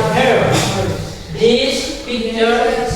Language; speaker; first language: English; non-native, learner; Indonesian